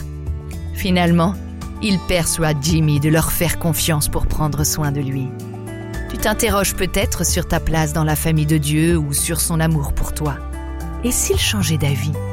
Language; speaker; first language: French; native; French